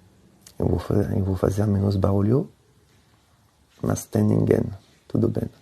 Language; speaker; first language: Portuguese; non-native, fluent; French